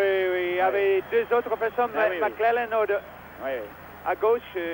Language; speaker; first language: French; non-native, learner; English